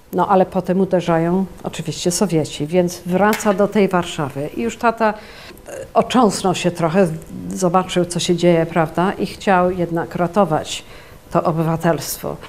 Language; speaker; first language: Polish; early bilingual, heritage; Polish